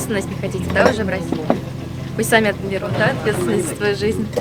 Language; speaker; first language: Russian; native; Russian